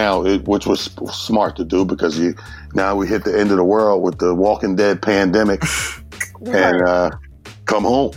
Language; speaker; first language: English; native; English